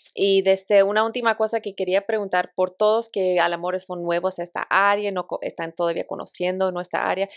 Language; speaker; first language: Spanish; early bilingual, heritage; Spanish